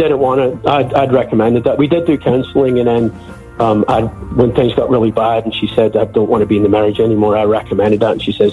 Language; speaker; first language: English; native; English